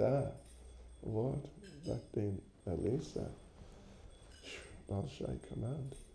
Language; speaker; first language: Russian; non-native, learner; English